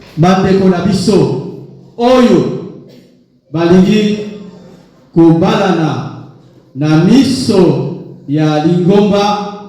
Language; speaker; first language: Lingala; native; Lingala